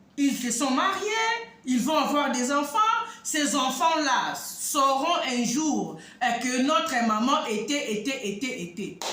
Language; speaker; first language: French; non-native, local second language; Lingala